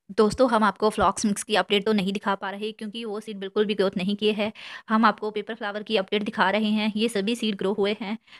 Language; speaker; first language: Hindi; non-native, local second language; Punjabi